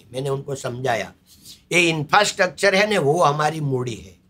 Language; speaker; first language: Hindi; non-native, local second language; Gujarati